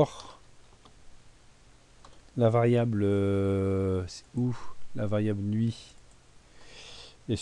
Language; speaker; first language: French; native; French